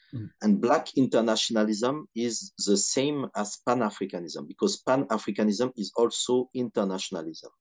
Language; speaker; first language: English; non-native, fluent; French